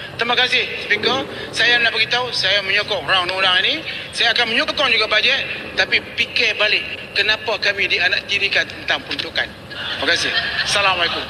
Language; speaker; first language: Malay; native; Malay